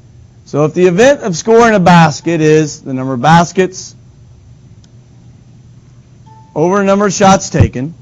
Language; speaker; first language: English; native; English